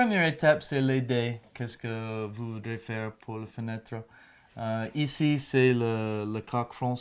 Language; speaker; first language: French; non-native, learner; English